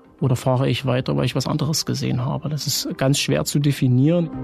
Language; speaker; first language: German; native; German